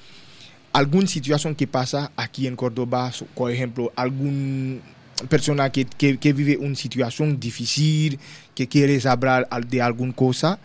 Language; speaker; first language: Spanish; non-native, learner; Haitian Creole